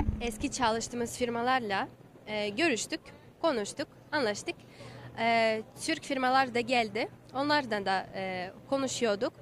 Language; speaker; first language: Turkish; non-native, learner; Russian